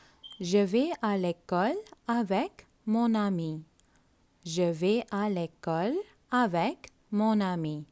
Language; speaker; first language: French; non-native, fluent; Tamil